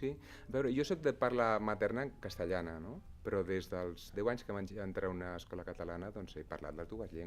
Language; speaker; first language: Catalan; native; Catalan